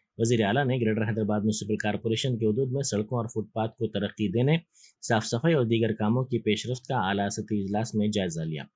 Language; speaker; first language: Hindi; non-native, local second language; Urdu